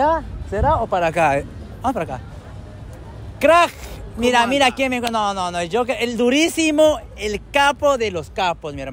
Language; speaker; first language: Spanish; native; Spanish